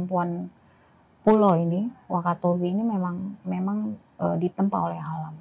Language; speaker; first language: Indonesian; native; Indonesian